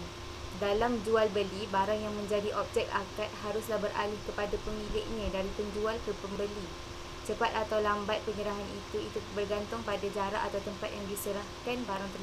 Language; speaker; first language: Malay; native; Malay